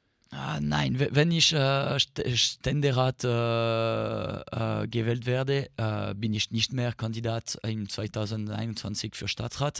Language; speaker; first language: German; non-native, learner; French